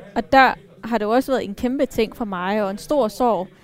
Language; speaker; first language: Danish; early bilingual, other home language; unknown